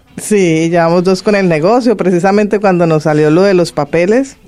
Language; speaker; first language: Spanish; native; Spanish